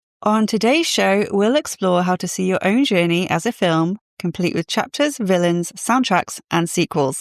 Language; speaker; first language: English; native; English